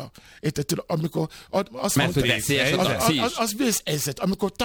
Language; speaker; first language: Hungarian; non-native, fluent; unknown